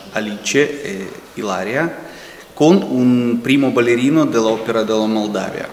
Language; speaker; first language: Italian; non-native, fluent; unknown